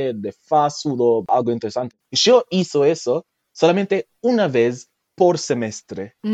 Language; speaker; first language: Spanish; non-native, fluent; Jamaican Creole English